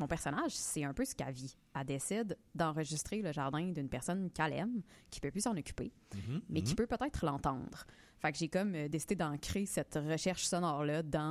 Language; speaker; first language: French; native; French